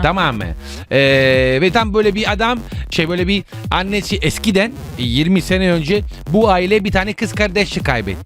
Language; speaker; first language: Turkish; non-native, learner; Italian